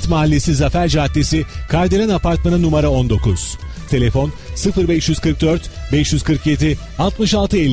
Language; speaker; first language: Turkish; native; Turkish